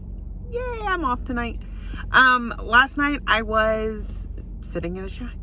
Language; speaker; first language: English; native; English